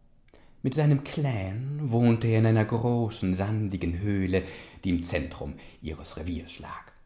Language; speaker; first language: German; native; German